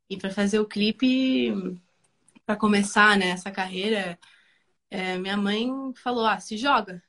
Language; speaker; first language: Portuguese; early bilingual, other home language; Spanish